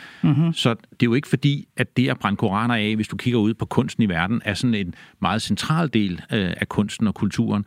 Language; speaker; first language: Danish; native; Danish